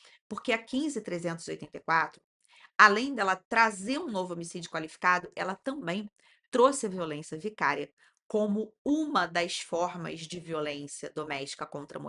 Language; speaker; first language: Portuguese; native; Portuguese